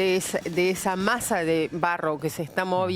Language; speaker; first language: Spanish; native; Spanish